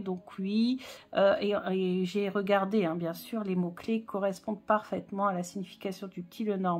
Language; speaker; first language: French; native; French